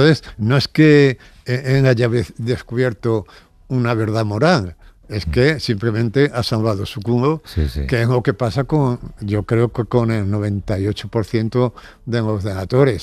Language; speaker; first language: Spanish; native; Spanish